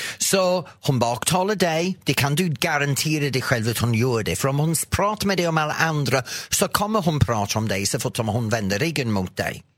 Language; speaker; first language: Swedish; non-native, fluent; English